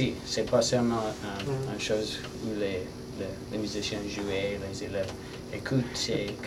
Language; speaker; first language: French; non-native, learner; English